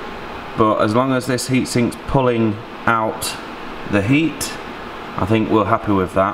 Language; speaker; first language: English; native; English